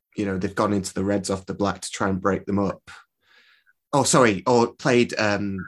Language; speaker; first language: English; native; English